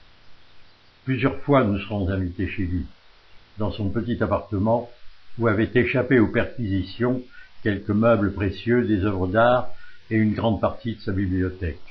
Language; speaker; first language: French; native; French